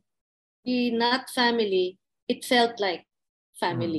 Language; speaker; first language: English; non-native, local second language; Filipino